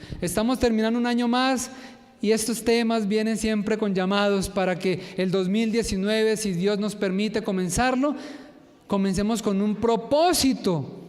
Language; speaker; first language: Spanish; native; Spanish